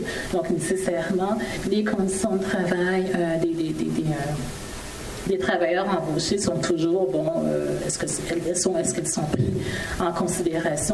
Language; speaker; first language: French; native; French